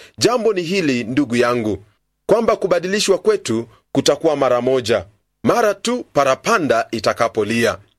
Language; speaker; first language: Swahili; non-native, local second language; Luyia